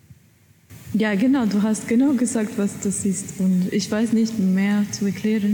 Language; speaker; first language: German; non-native, learner; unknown